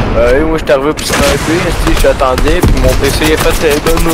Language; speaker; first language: French; native; French